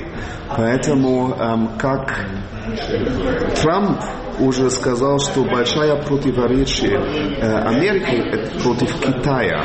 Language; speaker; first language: Russian; non-native, fluent; German